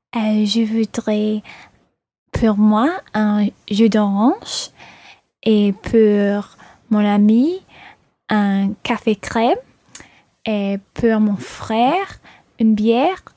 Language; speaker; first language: French; non-native, learner; English